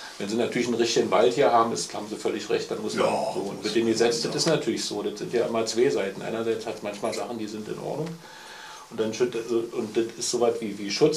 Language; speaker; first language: German; native; German